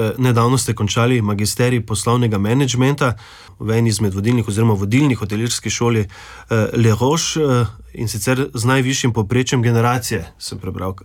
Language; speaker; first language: Slovenian; native; Slovenian